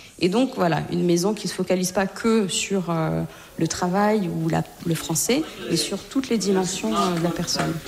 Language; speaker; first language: French; native; French